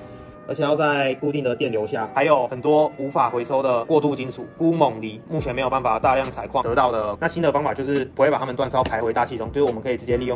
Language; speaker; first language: Chinese; native; Chinese